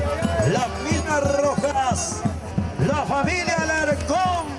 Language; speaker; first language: Spanish; native; Spanish